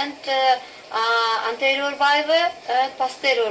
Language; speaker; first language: English; non-native, learner; Russian